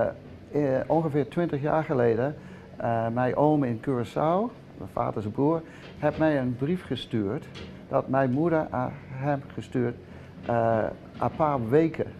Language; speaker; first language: Dutch; early bilingual, heritage; Dutch